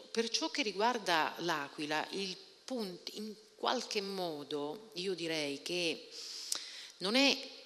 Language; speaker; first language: Italian; native; Italian